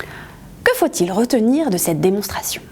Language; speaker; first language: French; native; French